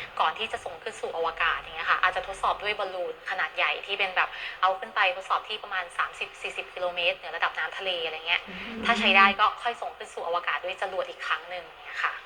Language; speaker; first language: Thai; native; Thai